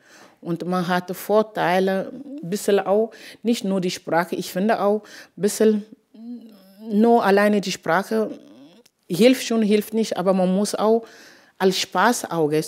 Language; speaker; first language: German; non-native, fluent; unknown